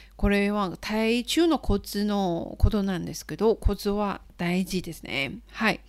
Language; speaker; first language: Japanese; non-native, fluent; Chinese